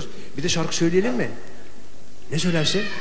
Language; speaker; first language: Turkish; native; Turkish